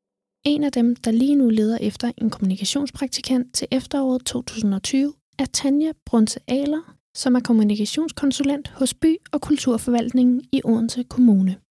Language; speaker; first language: Danish; native; Danish